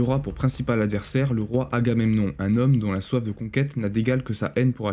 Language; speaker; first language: French; native; French